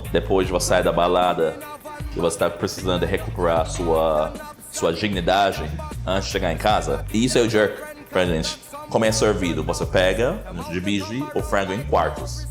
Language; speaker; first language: Portuguese; non-native, fluent; English